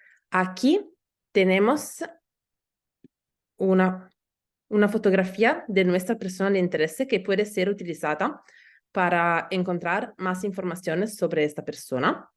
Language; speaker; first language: Spanish; non-native, learner; Italian